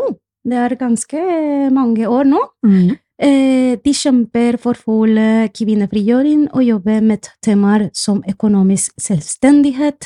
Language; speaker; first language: Norwegian; non-native, fluent; Spanish